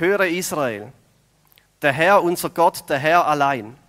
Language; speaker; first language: German; native; German